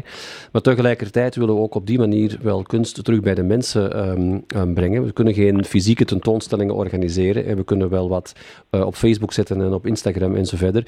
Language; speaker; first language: Dutch; native; Dutch